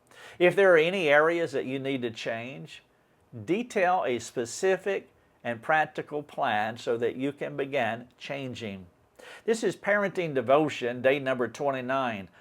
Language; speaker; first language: English; native; English